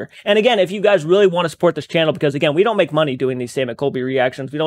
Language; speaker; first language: English; native; English